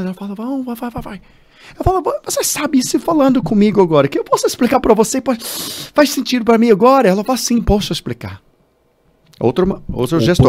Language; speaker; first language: Portuguese; non-native, learner; English